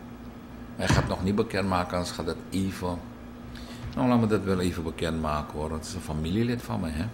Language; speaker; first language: Dutch; native; Dutch